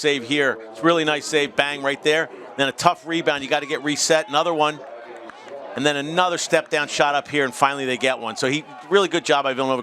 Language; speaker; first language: English; native; English